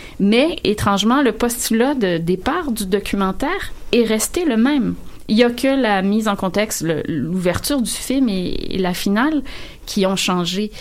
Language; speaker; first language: French; native; French